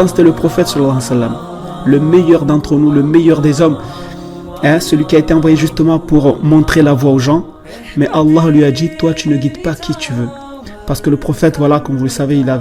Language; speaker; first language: French; native; French